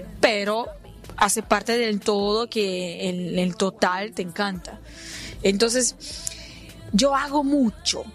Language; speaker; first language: Spanish; non-native, fluent; Portuguese